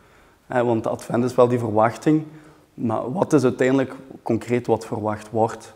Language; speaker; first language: Dutch; native; Dutch